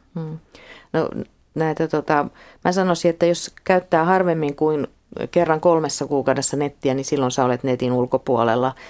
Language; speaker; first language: Finnish; native; Finnish